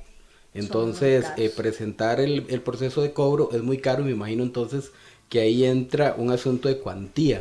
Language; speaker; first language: Spanish; native; Spanish